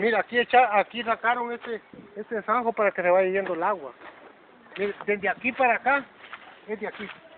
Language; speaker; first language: Spanish; non-native, learner; English